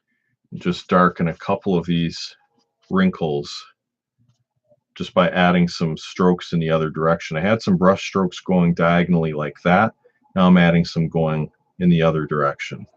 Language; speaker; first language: English; native; English